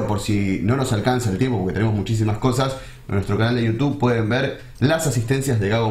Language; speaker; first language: Spanish; native; Spanish